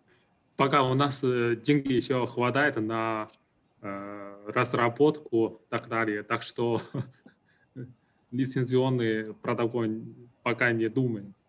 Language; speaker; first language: Russian; non-native, fluent; Chinese